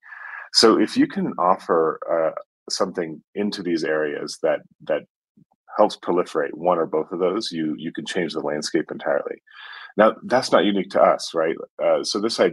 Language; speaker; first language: English; native; English